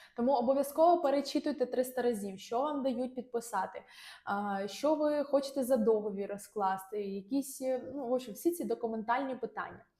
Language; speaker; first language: Ukrainian; non-native, local second language; Russian